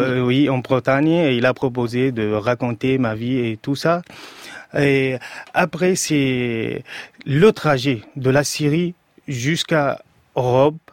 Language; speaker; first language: French; non-native, fluent; Arabic